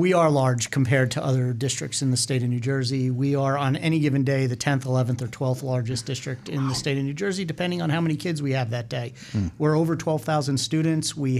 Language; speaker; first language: English; native; English